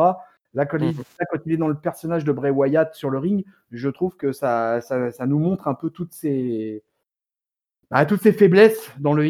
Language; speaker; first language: French; native; French